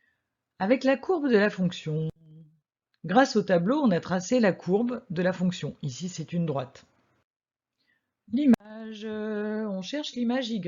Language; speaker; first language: French; native; French